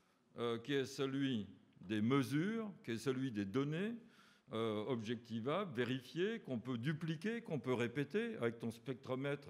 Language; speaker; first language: French; native; French